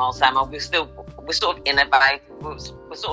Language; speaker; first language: English; native; English